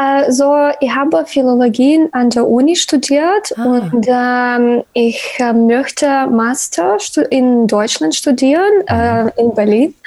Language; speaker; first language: German; non-native, learner; Ukrainian